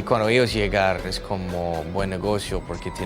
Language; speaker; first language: Spanish; non-native, learner; English